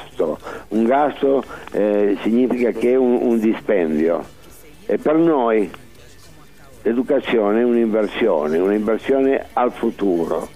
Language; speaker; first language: Italian; early bilingual, heritage; Spanish